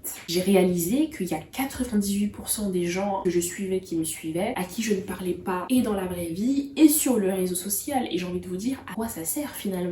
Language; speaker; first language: French; native; French